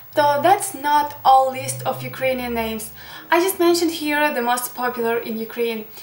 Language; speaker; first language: English; non-native, learner; Ukrainian